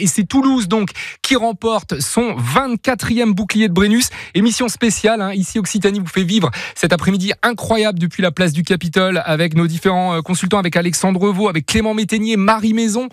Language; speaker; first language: French; native; French